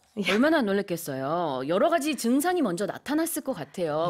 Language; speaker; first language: Korean; native; Korean